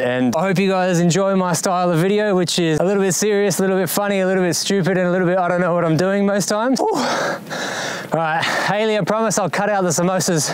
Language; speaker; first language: English; native; English